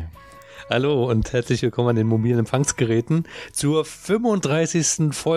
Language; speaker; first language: German; native; German